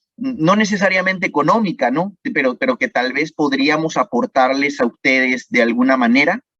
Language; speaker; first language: Spanish; native; Spanish